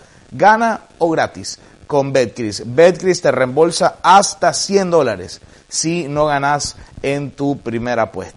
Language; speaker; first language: Spanish; native; Spanish